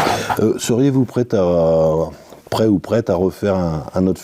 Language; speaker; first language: French; native; French